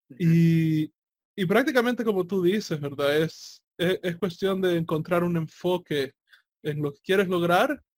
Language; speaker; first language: Spanish; native; Spanish